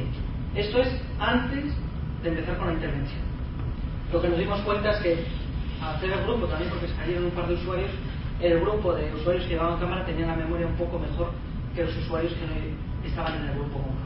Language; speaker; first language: Spanish; native; Spanish